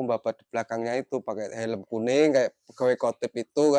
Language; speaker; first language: Indonesian; non-native, local second language; Javanese